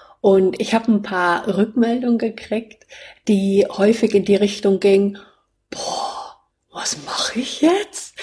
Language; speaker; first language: German; native; German